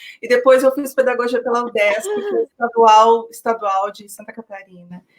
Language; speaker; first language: Portuguese; native; Portuguese